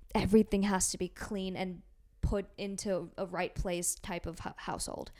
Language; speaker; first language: English; non-native, fluent; Korean